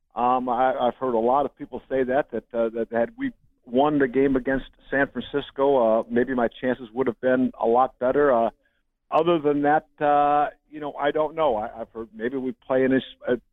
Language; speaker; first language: English; native; English